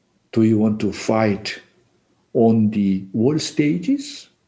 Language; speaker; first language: English; non-native, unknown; Korean